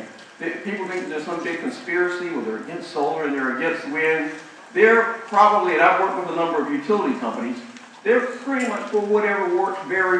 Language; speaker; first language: English; native; English